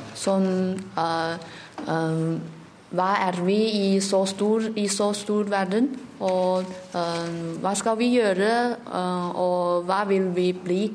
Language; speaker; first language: Norwegian; non-native, learner; Chinese